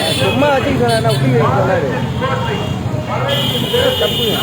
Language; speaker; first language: Tamil; native; Tamil